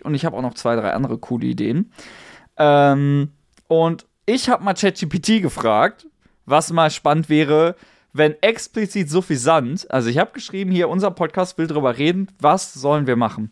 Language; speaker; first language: German; native; German